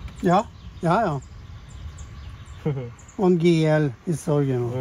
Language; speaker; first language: English; non-native, fluent; Swedish